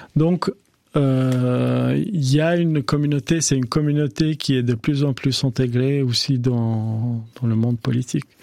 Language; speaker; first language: French; non-native, fluent; Albanian